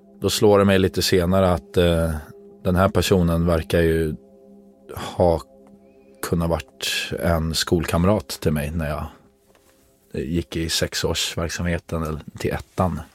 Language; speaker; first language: Swedish; native; Swedish